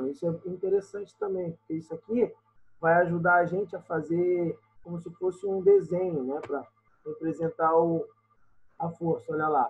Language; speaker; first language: Portuguese; native; Portuguese